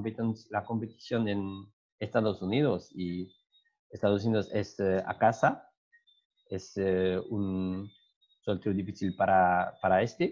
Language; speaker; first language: Spanish; non-native, learner; French